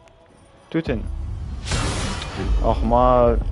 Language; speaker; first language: German; non-native, learner; Russian